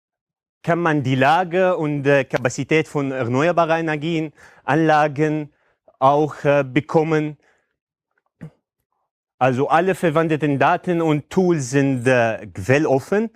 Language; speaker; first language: German; non-native, fluent; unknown